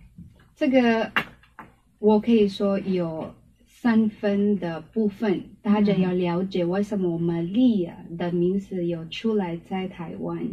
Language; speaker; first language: Chinese; non-native, learner; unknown